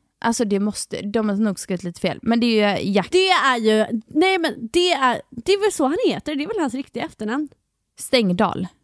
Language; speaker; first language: Swedish; native; Swedish